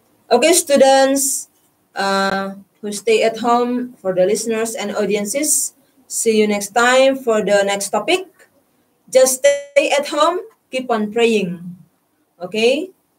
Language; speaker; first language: English; non-native, fluent; Indonesian